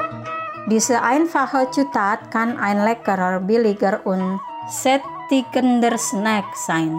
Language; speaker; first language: German; non-native, fluent; Indonesian